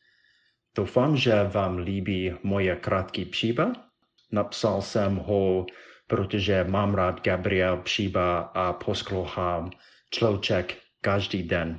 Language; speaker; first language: Czech; non-native, learner; English